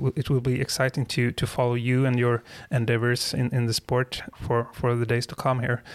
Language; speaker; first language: English; non-native, fluent; Swedish